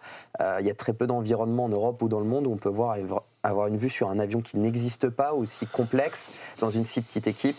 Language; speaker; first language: French; native; French